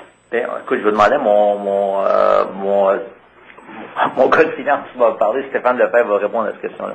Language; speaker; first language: French; native; French